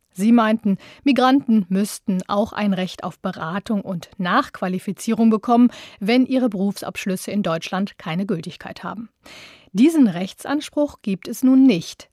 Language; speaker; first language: German; native; German